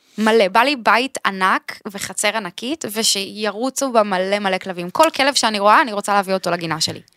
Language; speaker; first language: Hebrew; native; Hebrew